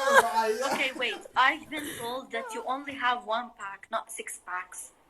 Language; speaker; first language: English; non-native, fluent; Somali